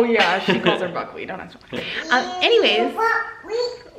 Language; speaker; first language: English; native; English